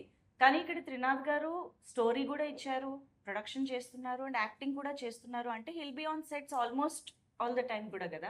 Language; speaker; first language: Telugu; native; Telugu